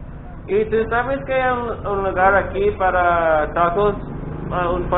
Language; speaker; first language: Spanish; non-native, learner; English